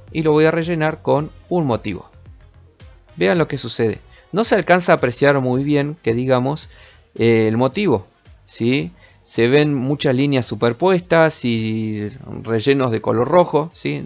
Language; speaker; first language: Spanish; native; Spanish